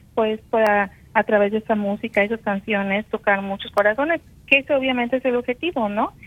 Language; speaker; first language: Spanish; native; Spanish